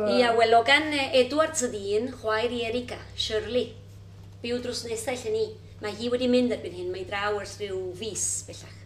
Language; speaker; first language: Welsh; early bilingual, heritage; Welsh